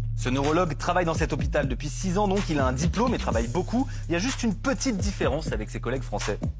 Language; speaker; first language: French; native; French